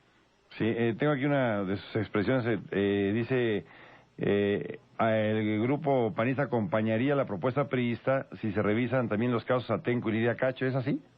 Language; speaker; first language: Spanish; native; Spanish